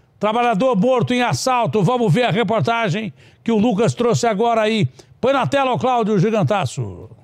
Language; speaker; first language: Portuguese; native; Portuguese